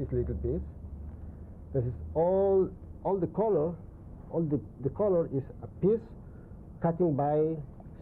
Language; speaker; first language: English; non-native, learner; Spanish